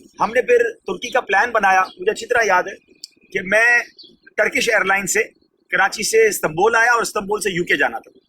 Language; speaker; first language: Urdu; native; Urdu